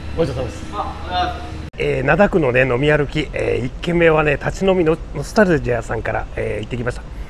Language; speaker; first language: Japanese; native; Japanese